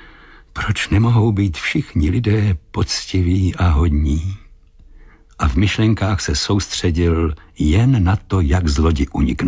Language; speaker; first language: Czech; native; Czech